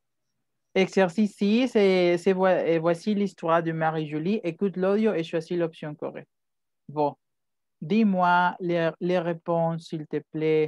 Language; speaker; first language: French; non-native, fluent; Spanish